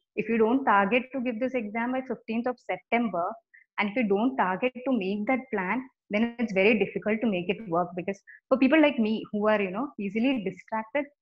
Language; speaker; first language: English; non-native, local second language; Malayalam